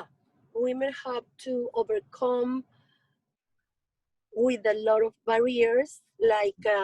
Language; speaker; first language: English; non-native, learner; Spanish